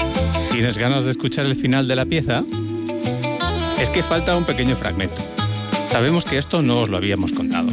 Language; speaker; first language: Spanish; native; Spanish